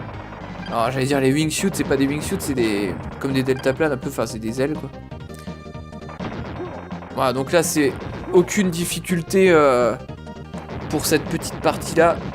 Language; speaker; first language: French; native; French